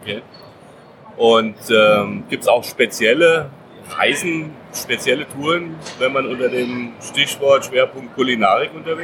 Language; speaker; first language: German; native; German